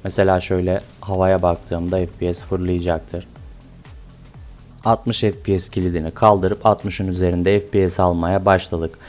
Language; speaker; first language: Turkish; native; Turkish